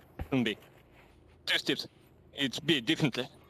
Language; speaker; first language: English; non-native, learner; Russian